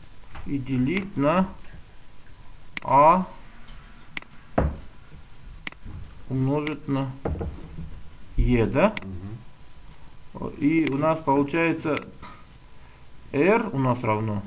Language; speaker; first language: Russian; native; Russian